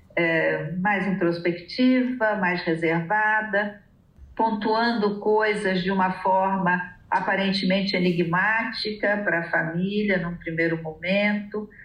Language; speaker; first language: Portuguese; native; Portuguese